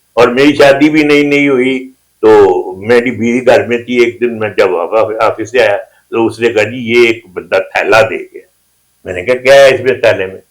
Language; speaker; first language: Urdu; native; Urdu